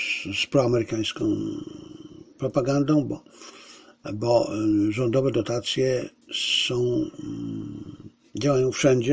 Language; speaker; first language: Polish; native; Polish